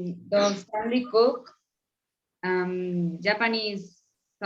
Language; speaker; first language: English; non-native, learner; Spanish